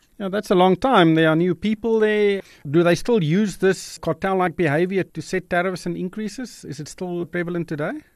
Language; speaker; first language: English; non-native, local second language; Afrikaans